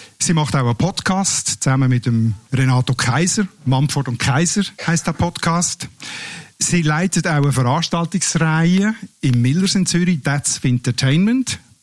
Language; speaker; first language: German; native; German